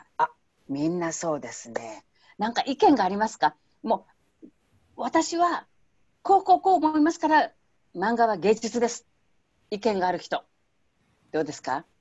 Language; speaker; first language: Japanese; native; Japanese